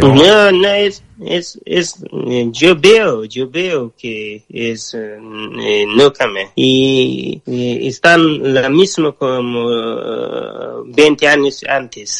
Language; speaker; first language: Spanish; non-native, learner; Persian